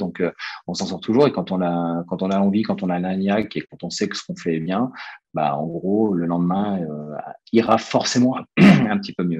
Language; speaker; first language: French; native; French